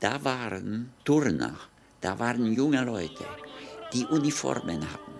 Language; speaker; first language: German; non-native, fluent; Czech